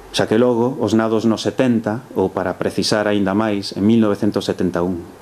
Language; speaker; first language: Galician; early bilingual, heritage; Galician